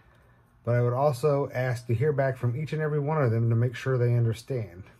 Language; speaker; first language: English; native; English